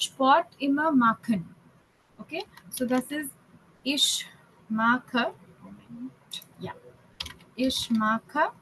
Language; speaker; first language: German; non-native, fluent; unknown